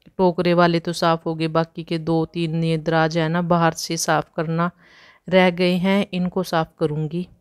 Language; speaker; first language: Hindi; native; Hindi